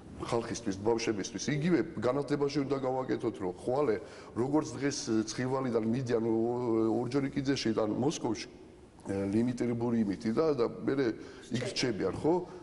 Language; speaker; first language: Georgian; non-native, local second language; Ossetic